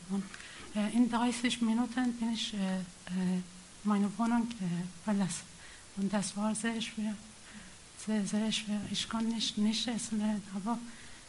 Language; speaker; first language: German; non-native, learner; Persian